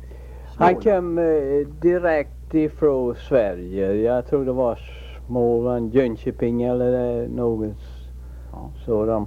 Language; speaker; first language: Swedish; early bilingual, heritage; Swedish